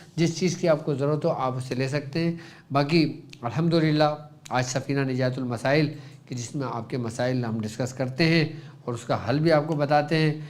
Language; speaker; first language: Urdu; native; Urdu